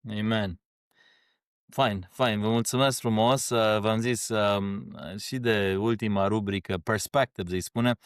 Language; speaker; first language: Romanian; early bilingual, heritage; Romanian